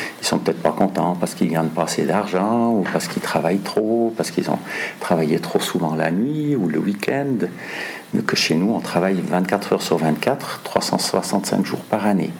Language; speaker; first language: French; non-native, local second language; German